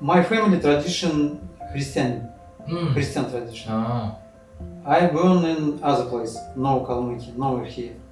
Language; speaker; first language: English; non-native, learner; Russian